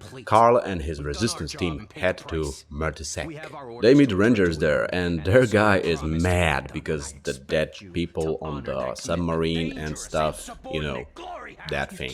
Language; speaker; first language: English; non-native, fluent; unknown